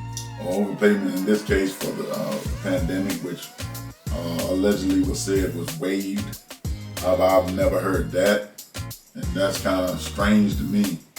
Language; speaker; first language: English; native; English